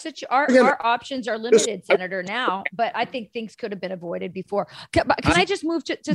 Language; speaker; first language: English; native; English